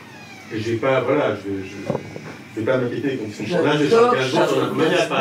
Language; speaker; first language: French; native; French